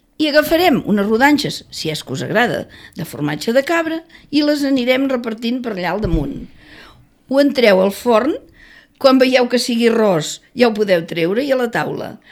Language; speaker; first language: Catalan; native; Catalan